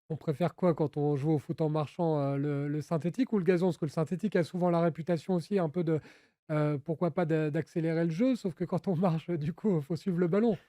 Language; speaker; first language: French; native; French